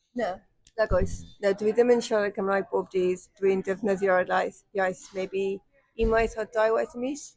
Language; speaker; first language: Welsh; non-native, local second language; English